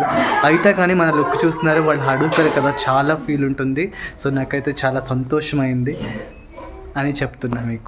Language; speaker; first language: Telugu; non-native, local second language; Kannada